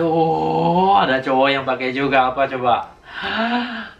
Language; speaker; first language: Indonesian; native; Indonesian